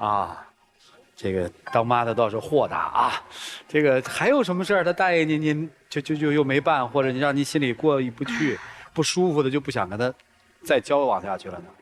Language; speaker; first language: Chinese; native; Chinese